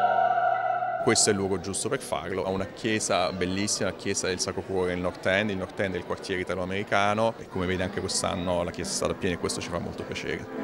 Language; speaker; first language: Italian; native; Italian